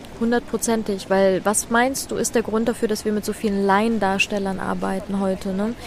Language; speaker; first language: German; early bilingual, other home language; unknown